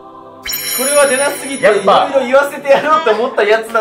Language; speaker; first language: Japanese; native; Japanese